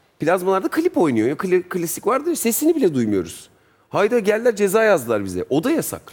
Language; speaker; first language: Turkish; native; Turkish